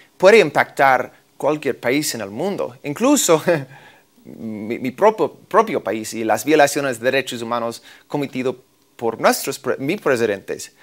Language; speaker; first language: Spanish; non-native, fluent; English